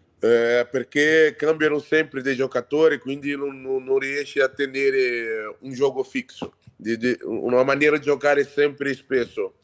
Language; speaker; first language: Italian; non-native, fluent; Portuguese